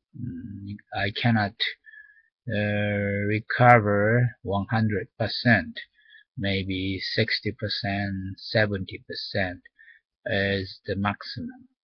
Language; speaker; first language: English; non-native, learner; Japanese